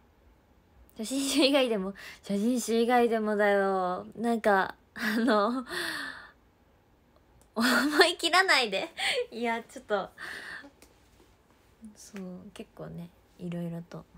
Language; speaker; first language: Japanese; native; Japanese